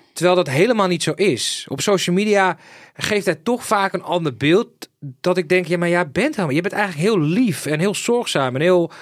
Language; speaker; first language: Dutch; early bilingual, other home language; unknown